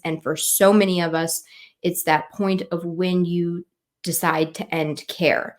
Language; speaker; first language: English; native; English